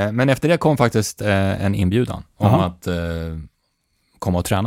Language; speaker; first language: Swedish; native; Swedish